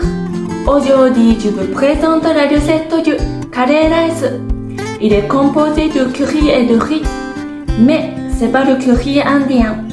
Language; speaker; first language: French; non-native, fluent; Japanese